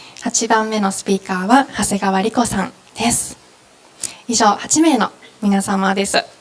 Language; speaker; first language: Japanese; native; Japanese